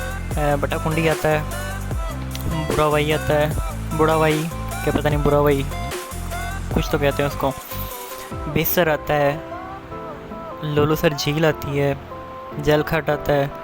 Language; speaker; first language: Urdu; native; Urdu